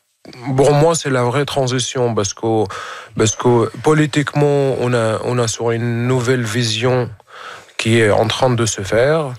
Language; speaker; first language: French; non-native, fluent; Arabic